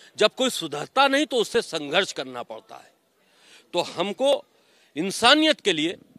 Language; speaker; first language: Hindi; native; Hindi